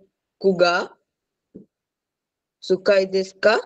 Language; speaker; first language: Japanese; non-native, learner; Sinhala